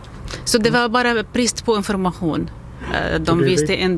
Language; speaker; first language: Swedish; non-native, learner; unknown